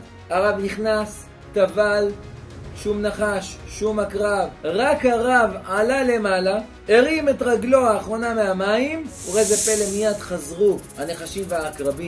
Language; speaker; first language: Hebrew; native; Hebrew